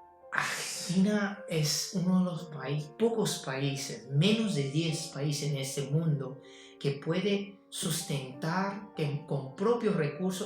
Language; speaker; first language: Spanish; non-native, fluent; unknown